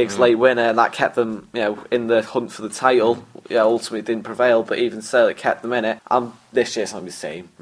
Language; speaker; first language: English; native; English